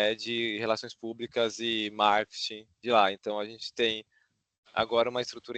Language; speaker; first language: Portuguese; native; Portuguese